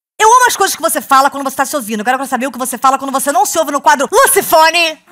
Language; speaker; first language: Portuguese; native; Portuguese